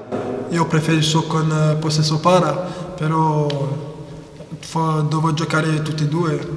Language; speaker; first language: Italian; non-native, learner; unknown